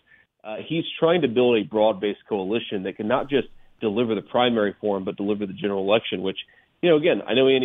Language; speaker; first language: English; native; English